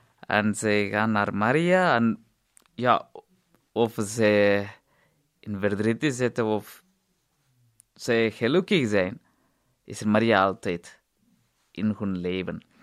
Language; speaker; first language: Dutch; non-native, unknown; Tamil